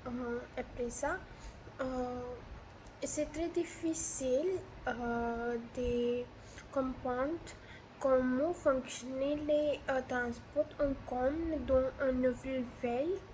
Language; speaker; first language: French; non-native, learner; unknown